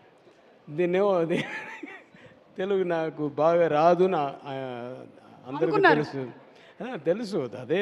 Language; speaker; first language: Telugu; non-native, learner; Tamil